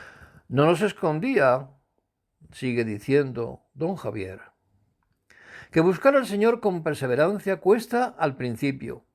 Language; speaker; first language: Spanish; native; Spanish